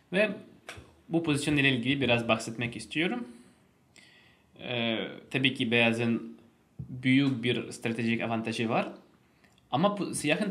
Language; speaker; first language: Turkish; non-native, fluent; Russian